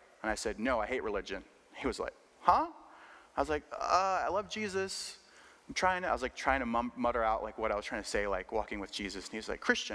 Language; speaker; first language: English; early bilingual, other home language; Spanish